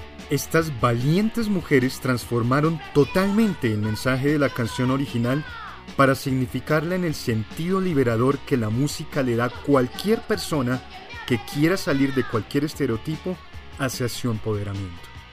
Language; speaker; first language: Spanish; native; Spanish